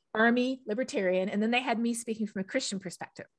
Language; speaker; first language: English; native; English